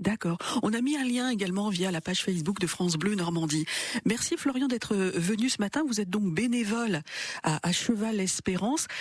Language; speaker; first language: French; native; French